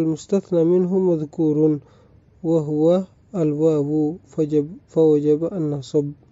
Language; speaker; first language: Arabic; non-native, fluent; Indonesian